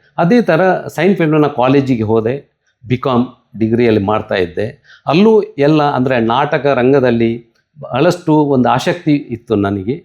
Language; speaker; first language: Kannada; non-native, local second language; Tulu